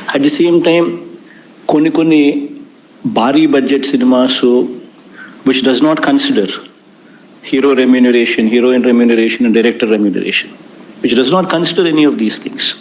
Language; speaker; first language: English; non-native, local second language; Telugu